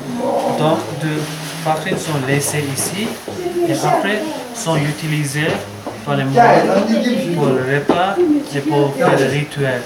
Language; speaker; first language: French; non-native, learner; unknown